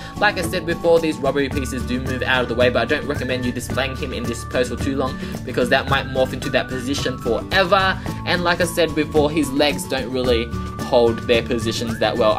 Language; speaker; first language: English; native; English